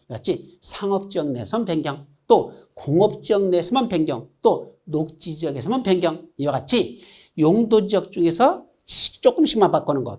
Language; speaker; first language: Korean; native; Korean